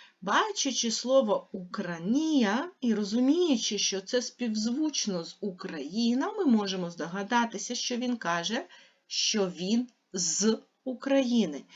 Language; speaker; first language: Ukrainian; native; Ukrainian